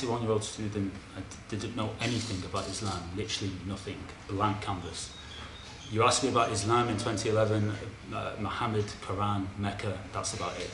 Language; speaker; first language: English; native; English